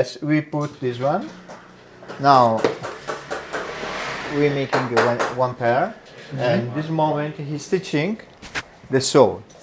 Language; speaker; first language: English; non-native, learner; Italian